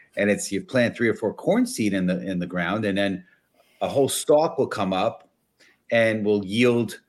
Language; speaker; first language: English; native; English